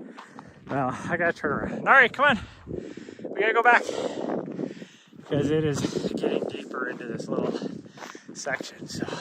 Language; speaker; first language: English; native; English